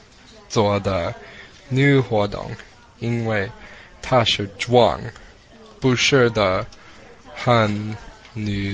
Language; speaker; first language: Chinese; non-native, learner; English